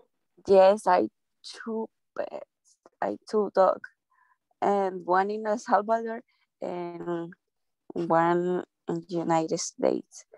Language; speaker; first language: English; non-native, learner; Spanish